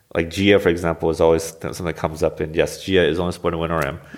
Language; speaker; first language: English; native; English